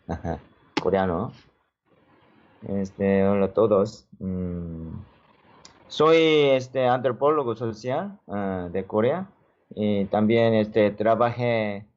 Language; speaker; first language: Spanish; non-native, learner; Korean